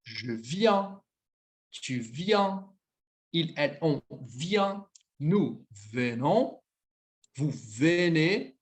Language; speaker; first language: French; non-native, fluent; Portuguese